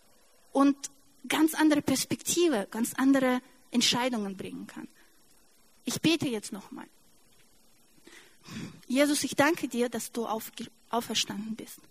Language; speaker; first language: German; non-native, fluent; Russian